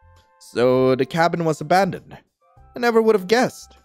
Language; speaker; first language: English; native; English